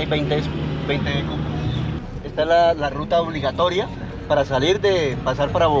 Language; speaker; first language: Spanish; native; Spanish